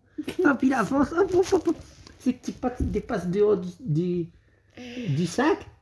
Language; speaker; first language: French; native; French